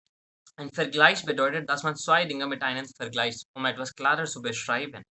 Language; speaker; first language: German; non-native, fluent; Hindi